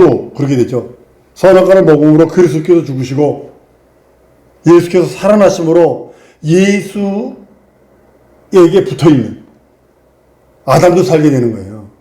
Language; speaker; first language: Korean; native; Korean